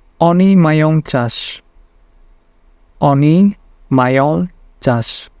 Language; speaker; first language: Polish; non-native, fluent; Indonesian